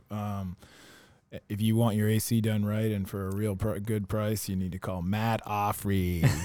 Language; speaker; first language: English; native; English